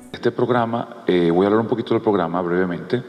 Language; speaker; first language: Spanish; native; Spanish